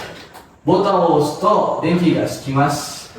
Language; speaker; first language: Japanese; non-native, learner; Indonesian